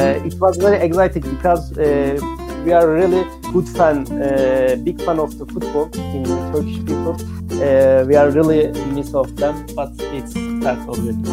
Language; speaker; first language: English; non-native, learner; Turkish